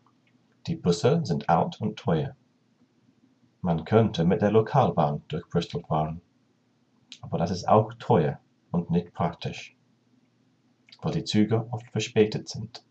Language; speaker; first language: German; non-native, learner; English